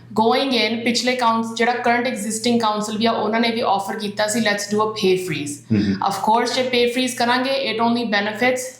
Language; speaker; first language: Punjabi; early bilingual, heritage; Punjabi